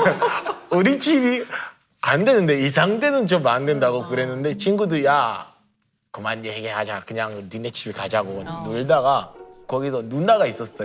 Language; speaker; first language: Korean; non-native, fluent; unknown